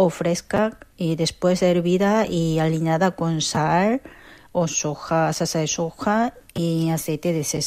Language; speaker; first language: Spanish; non-native, fluent; Korean